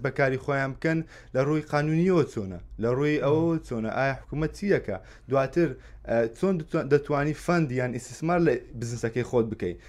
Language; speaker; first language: Central Kurdish; native; Central Kurdish